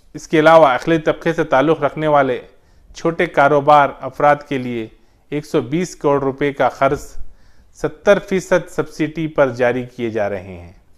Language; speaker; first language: Hindi; non-native, local second language; Urdu